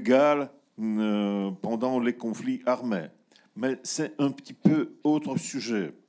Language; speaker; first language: French; non-native, learner; Russian